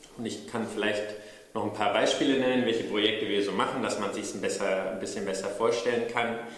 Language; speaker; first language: German; native; German